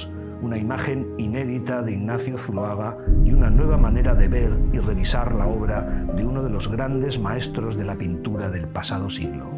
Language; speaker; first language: Spanish; native; Spanish